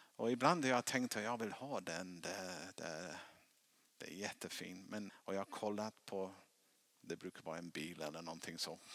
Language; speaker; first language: Swedish; non-native, fluent; English